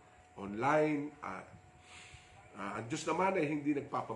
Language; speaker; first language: Filipino; native; Filipino